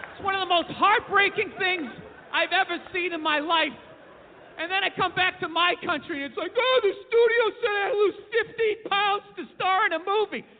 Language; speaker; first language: English; native; English